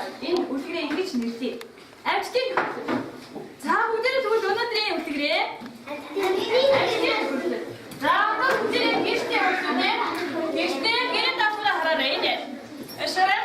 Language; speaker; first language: Mongolian; native; Mongolian